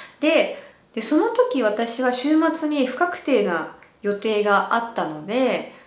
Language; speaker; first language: Japanese; native; Japanese